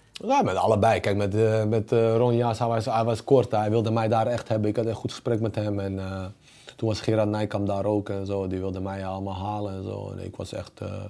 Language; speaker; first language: Dutch; early bilingual, other home language; Bosnian